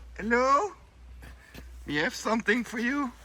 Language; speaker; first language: English; non-native, learner; Dutch